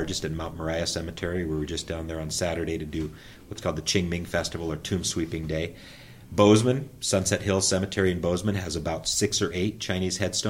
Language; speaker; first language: English; native; English